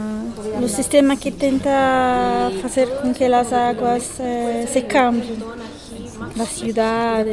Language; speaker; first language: Spanish; non-native, fluent; Portuguese